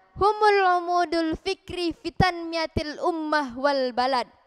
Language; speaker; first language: Arabic; non-native, learner; Indonesian